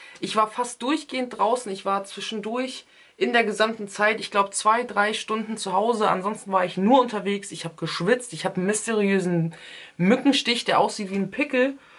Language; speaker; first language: German; early bilingual, other home language; Turkish